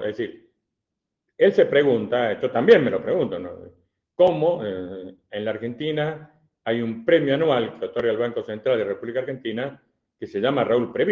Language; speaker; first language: Spanish; native; Spanish